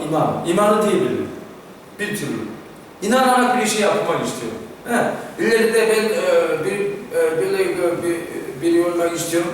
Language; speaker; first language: Turkish; non-native, fluent; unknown